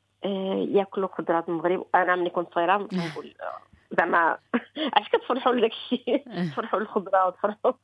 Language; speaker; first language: Arabic; early bilingual, heritage; Arabic